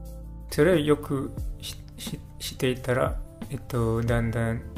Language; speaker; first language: Japanese; non-native, learner; English